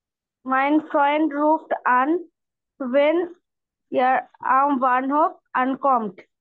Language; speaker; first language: German; non-native, learner; Bangla